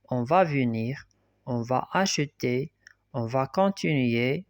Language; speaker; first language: French; non-native, local second language; Arabic